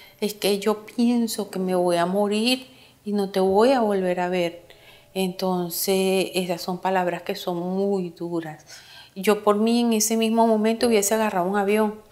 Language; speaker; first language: Spanish; native; Spanish